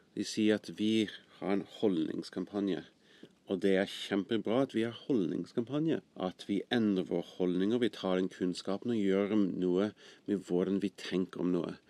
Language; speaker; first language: Norwegian; non-native, fluent; English